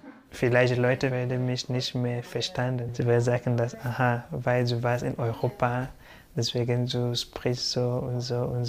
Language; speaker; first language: German; non-native, learner; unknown